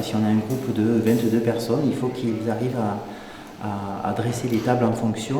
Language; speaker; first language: French; native; French